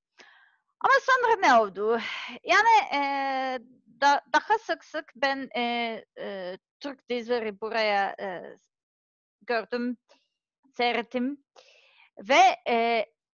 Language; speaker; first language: Turkish; non-native, learner; Serbian